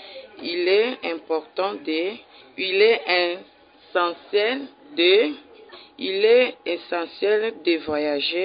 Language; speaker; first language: French; non-native, learner; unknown